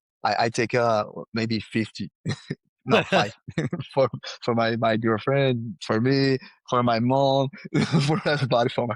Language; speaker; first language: English; non-native, learner; Portuguese